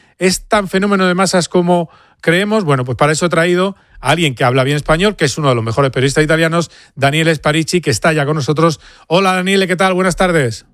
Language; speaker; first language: Spanish; native; Spanish